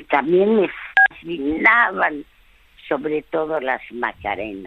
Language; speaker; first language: Spanish; early bilingual, other home language; French